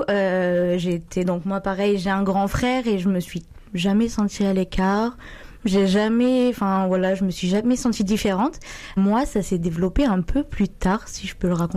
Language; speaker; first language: French; native; French